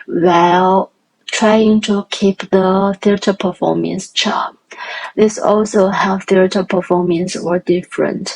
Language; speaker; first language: English; non-native, learner; Chinese